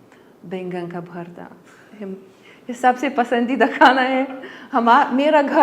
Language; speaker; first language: Hindi; non-native, learner; Lithuanian